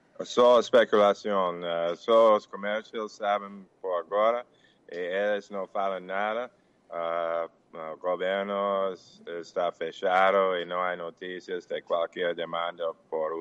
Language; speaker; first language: Portuguese; non-native, fluent; English